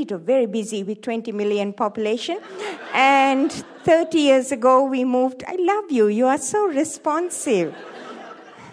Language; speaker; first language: English; non-native, local second language; Tamil